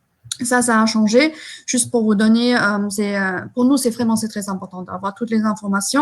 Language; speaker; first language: French; non-native, fluent; German